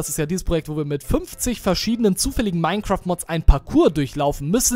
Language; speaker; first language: German; native; German